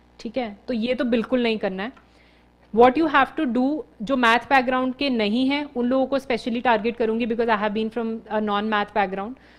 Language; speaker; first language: Hindi; native; Hindi